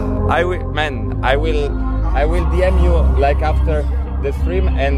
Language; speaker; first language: English; non-native, learner; Italian